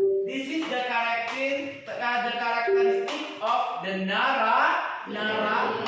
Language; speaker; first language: English; non-native, fluent; Indonesian